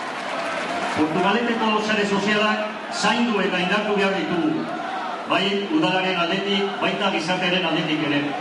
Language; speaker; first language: Basque; non-native, local second language; Spanish